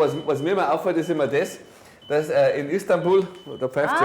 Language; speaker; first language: German; native; German